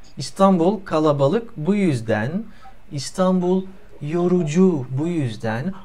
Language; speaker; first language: Turkish; native; Turkish